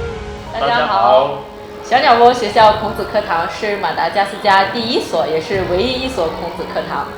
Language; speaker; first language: Chinese; native; Chinese